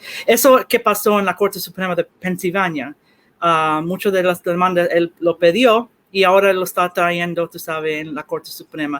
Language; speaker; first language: Spanish; early bilingual, heritage; Spanish